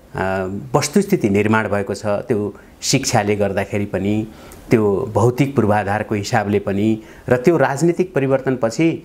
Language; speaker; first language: Nepali; native; Nepali